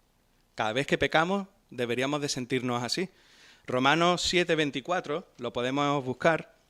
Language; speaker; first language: Spanish; native; Spanish